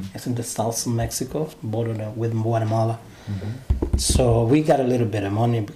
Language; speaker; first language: English; non-native, learner; Spanish